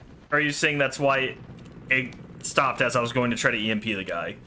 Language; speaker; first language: English; native; English